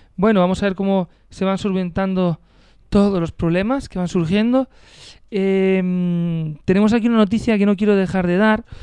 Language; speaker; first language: Spanish; native; Spanish